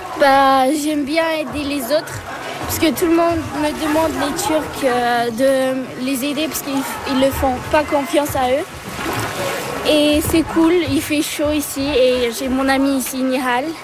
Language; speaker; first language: French; early bilingual, other home language; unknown